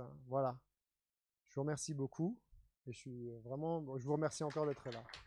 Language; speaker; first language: French; native; French